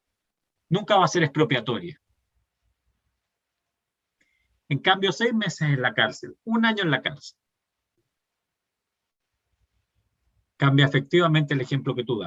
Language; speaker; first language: Spanish; native; Spanish